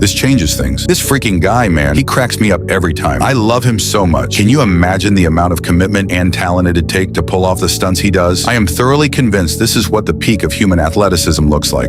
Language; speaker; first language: English; native; English